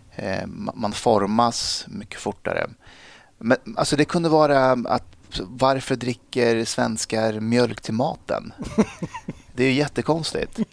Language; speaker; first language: Swedish; early bilingual, other home language; Persian